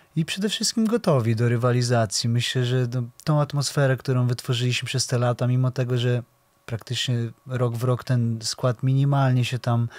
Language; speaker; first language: Polish; native; Polish